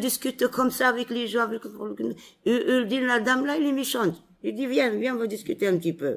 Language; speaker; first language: French; non-native, local second language; Arabic